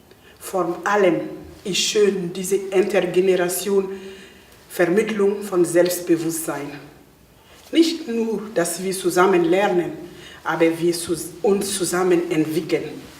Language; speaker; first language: German; non-native, fluent; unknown